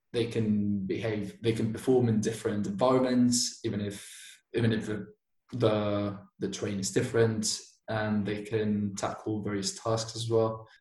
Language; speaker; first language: English; non-native, fluent; Spanish